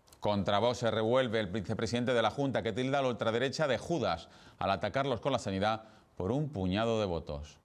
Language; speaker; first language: Spanish; native; Spanish